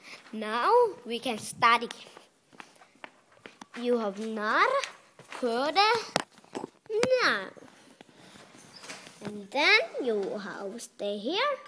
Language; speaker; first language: English; non-native, learner; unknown